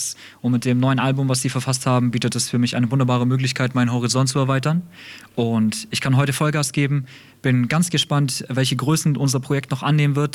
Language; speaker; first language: German; early bilingual, other home language; Russian